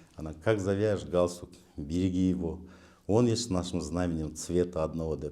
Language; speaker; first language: Russian; non-native, local second language; Kyrgyz